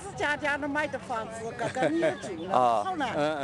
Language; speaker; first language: Chinese; native; Chinese